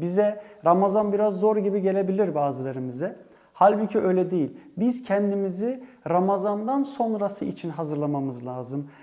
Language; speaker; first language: Turkish; early bilingual, heritage; Turkish